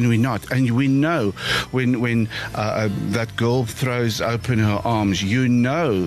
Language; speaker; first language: English; non-native, local second language; Afrikaans